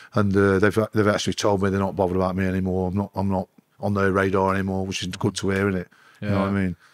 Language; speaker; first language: English; native; English